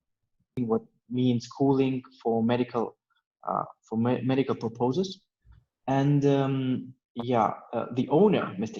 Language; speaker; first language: English; non-native, fluent; German